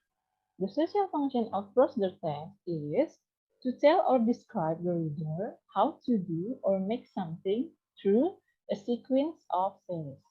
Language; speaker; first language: English; non-native, learner; Indonesian